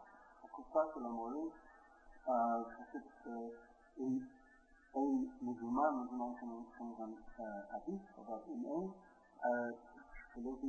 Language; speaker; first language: Hebrew; non-native, fluent; English